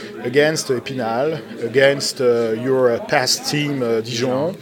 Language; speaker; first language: English; non-native, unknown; French